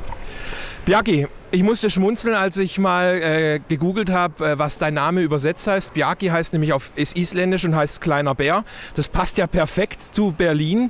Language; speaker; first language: German; native; German